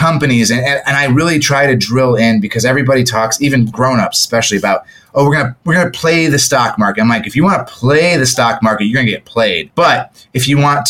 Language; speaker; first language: English; native; English